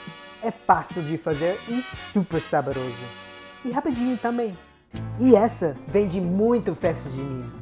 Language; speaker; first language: Portuguese; non-native, fluent; English